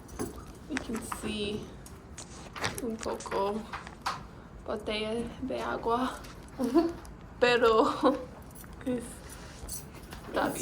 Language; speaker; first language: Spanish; non-native, learner; English